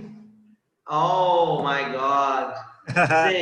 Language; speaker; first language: English; non-native, fluent; Portuguese